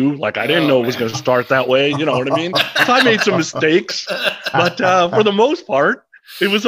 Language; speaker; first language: English; native; English